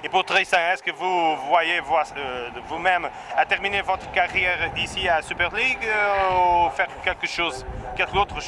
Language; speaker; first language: French; non-native, learner; Portuguese